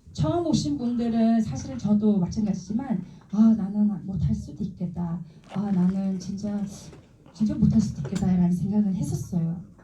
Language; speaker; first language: Korean; non-native, fluent; Mongolian